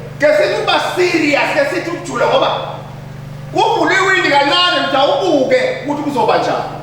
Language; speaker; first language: Zulu; native; Zulu